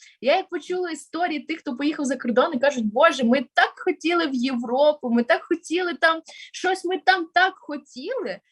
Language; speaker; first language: Ukrainian; non-native, local second language; Russian